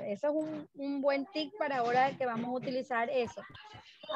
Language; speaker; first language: Spanish; native; Spanish